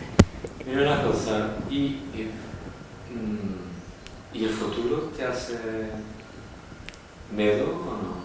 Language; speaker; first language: Spanish; non-native, fluent; Portuguese